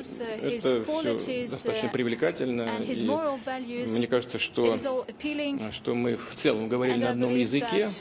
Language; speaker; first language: Russian; native; Russian